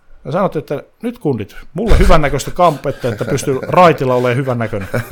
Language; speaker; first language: Finnish; native; Finnish